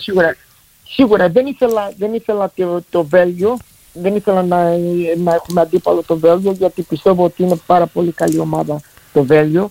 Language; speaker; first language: Greek; early bilingual, heritage; Greek